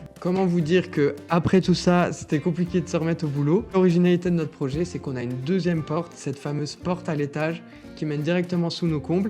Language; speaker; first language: French; native; French